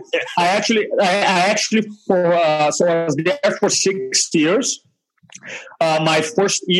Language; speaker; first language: English; non-native, fluent; Portuguese